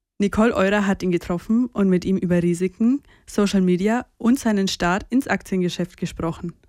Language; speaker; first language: German; native; German